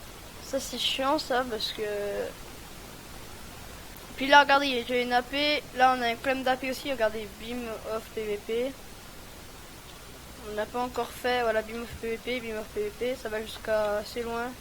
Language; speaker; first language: French; native; French